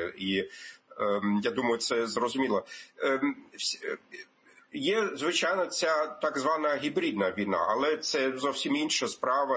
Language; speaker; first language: Ukrainian; non-native, fluent; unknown